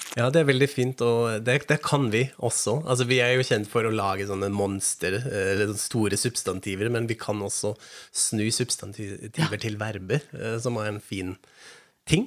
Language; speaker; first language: Norwegian; non-native, fluent; German